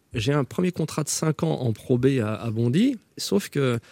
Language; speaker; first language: French; native; French